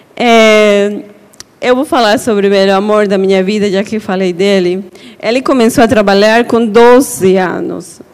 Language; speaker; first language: Portuguese; non-native, fluent; Spanish